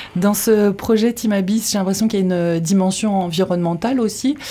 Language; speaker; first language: French; native; French